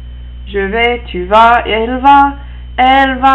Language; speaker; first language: French; non-native, fluent; English